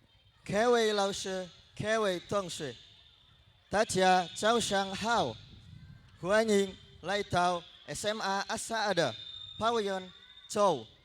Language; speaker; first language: Chinese; non-native, learner; Indonesian